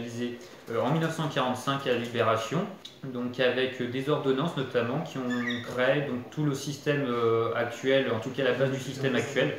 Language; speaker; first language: French; native; French